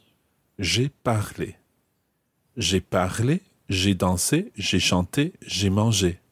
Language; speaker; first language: French; non-native, fluent; English